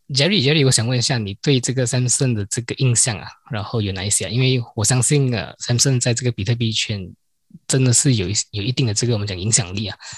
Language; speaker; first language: Chinese; native; Chinese